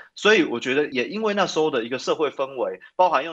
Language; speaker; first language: Chinese; native; Chinese